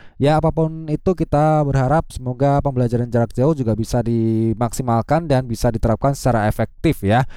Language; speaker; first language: Indonesian; native; Indonesian